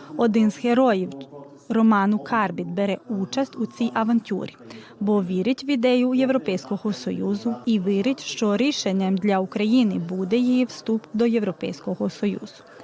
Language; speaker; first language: Ukrainian; early bilingual, heritage; Ukrainian